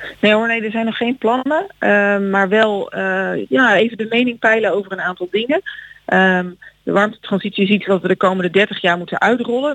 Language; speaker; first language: Dutch; native; Dutch